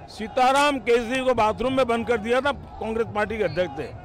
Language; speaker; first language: Hindi; non-native, local second language; Gujarati